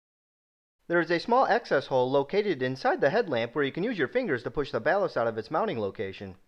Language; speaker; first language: English; native; English